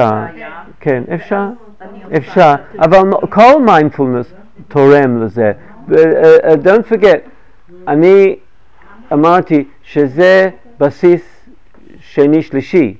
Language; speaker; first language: Hebrew; non-native, fluent; English